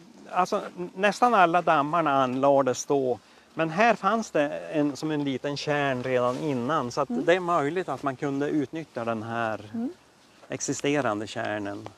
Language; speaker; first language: Swedish; native; Swedish